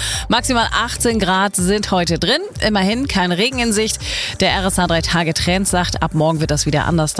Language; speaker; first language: German; native; German